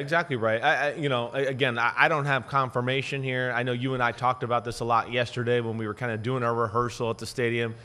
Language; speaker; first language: English; native; English